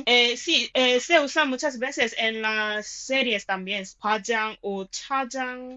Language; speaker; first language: Spanish; non-native, fluent; Korean